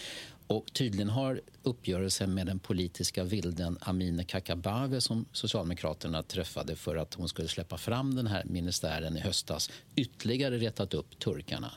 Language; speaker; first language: Swedish; native; Swedish